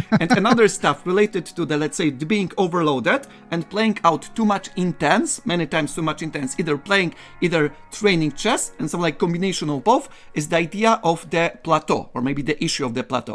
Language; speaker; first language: English; non-native, fluent; Polish